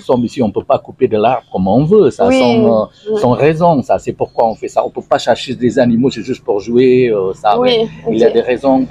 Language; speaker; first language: French; non-native, learner; Indonesian